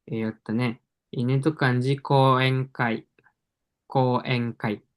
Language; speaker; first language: Japanese; non-native, fluent; Indonesian